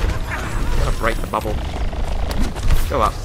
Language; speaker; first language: English; native; English